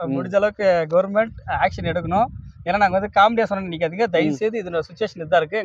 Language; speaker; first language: Tamil; native; Tamil